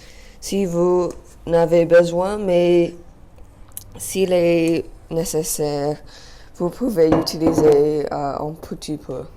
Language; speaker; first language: French; non-native, learner; English